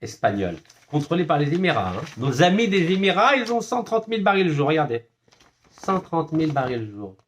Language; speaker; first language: French; non-native, local second language; Arabic